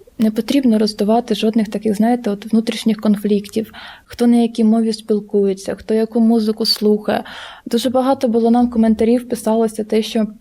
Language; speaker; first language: Ukrainian; non-native, local second language; Russian